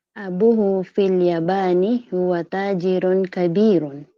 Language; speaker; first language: Arabic; non-native, learner; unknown